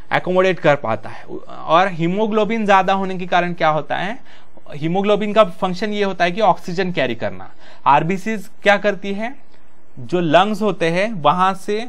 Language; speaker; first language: Hindi; non-native, local second language; Marathi